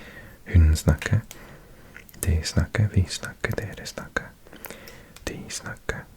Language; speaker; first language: Norwegian; non-native, learner; English